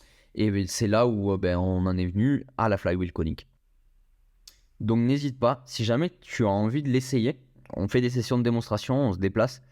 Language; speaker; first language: French; native; French